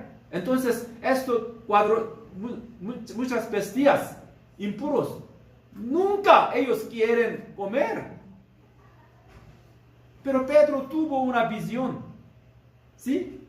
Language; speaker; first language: Spanish; non-native, learner; Korean